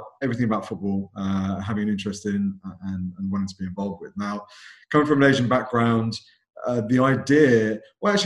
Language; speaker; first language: English; native; English